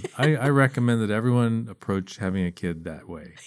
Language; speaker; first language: English; native; English